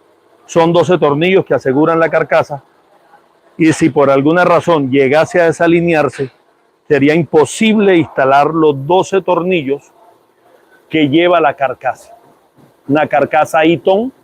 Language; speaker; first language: Spanish; native; Spanish